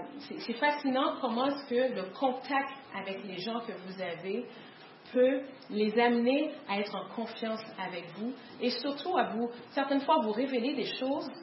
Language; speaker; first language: French; native; French